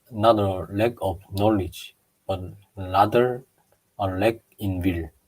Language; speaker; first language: English; non-native, learner; Japanese